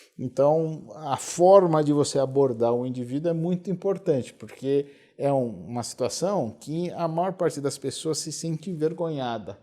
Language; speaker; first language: Portuguese; native; Portuguese